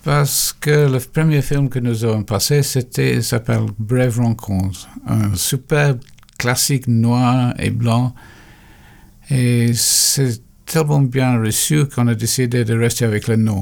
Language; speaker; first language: French; non-native, fluent; English